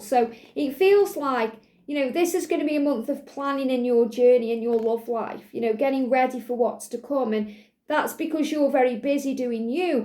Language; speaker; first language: English; native; English